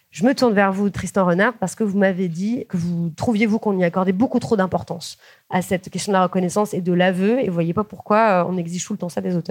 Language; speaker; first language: French; native; French